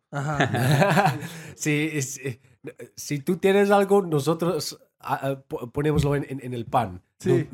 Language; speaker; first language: Spanish; non-native, fluent; Dutch